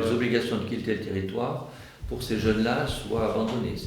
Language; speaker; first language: French; native; French